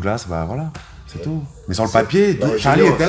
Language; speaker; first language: French; native; French